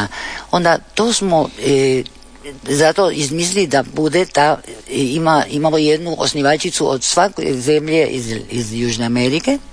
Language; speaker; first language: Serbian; early bilingual, heritage; Spanish